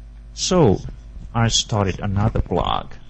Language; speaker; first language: English; non-native, learner; Japanese